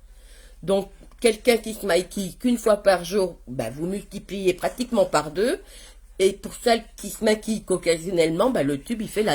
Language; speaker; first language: French; native; French